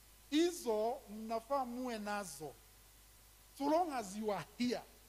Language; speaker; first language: English; non-native, local second language; Kikuyu